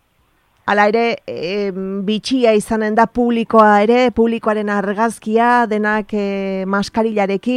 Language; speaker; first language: Basque; native; Basque